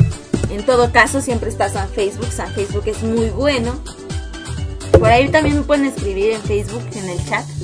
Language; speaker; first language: Spanish; native; Spanish